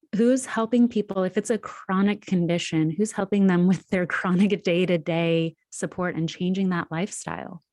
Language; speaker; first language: English; native; English